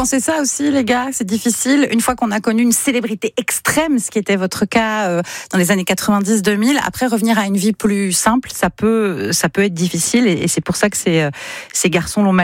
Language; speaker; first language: French; native; French